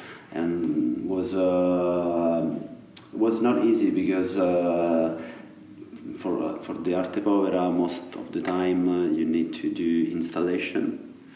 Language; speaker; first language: English; non-native, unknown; Italian